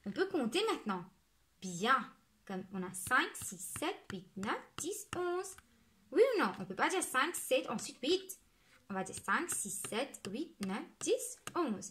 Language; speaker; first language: French; non-native, local second language; Morisyen